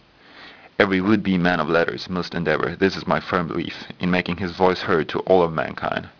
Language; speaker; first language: English; non-native, fluent; Swedish